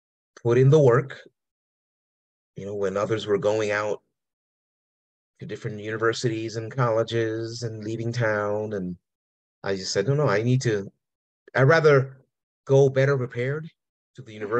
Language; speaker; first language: English; early bilingual, other home language; Spanish